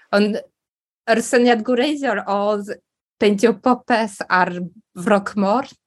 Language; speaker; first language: Welsh; non-native, local second language; English